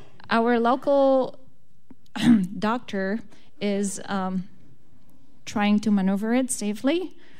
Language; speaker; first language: English; early bilingual, other home language; Polish